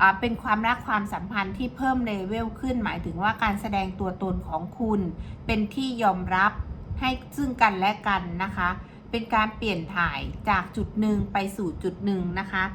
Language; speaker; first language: Thai; native; Thai